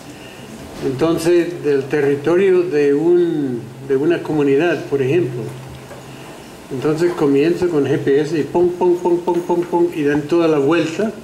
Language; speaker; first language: Spanish; non-native, fluent; English